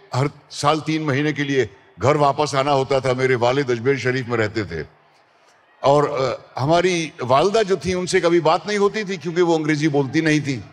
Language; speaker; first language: Hindi; native; Hindi